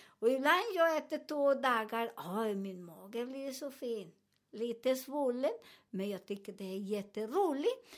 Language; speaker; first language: Swedish; non-native, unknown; Spanish